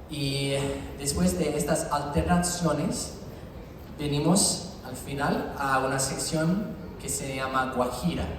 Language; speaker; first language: Spanish; non-native, learner; English